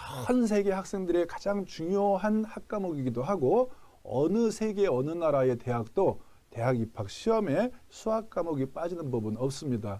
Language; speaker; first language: Korean; native; Korean